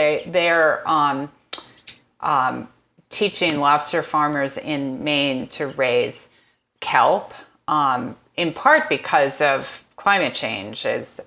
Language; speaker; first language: English; native; English